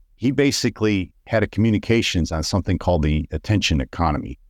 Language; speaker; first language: English; native; English